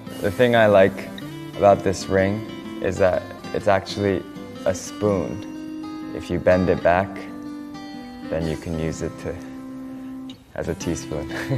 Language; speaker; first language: English; native; English